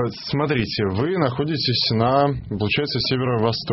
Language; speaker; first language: Russian; native; Russian